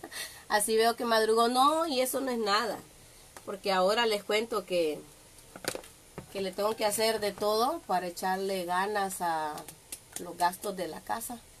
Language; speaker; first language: Spanish; native; Spanish